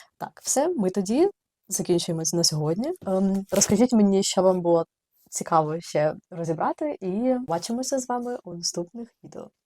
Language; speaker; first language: Ukrainian; native; Ukrainian